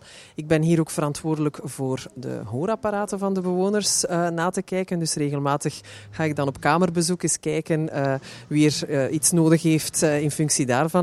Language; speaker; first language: Dutch; native; Dutch